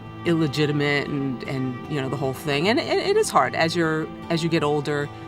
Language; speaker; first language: English; native; English